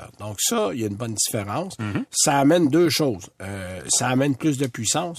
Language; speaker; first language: French; native; French